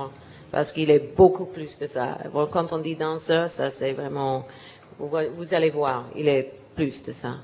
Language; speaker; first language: French; non-native, learner; English